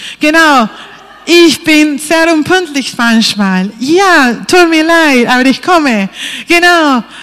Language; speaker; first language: German; non-native, fluent; Spanish